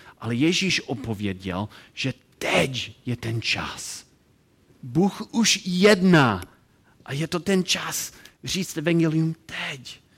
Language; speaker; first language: Czech; non-native, learner; English